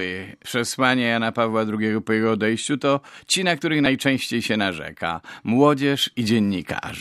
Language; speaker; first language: Polish; native; Polish